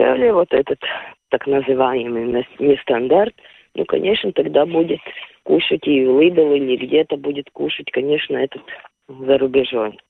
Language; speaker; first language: Russian; non-native, local second language; Latvian